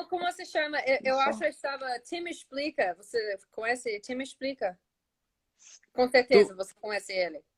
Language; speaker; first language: Portuguese; non-native, learner; English